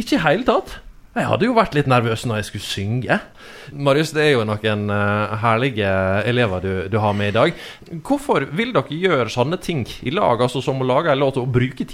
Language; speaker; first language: Norwegian; native; Norwegian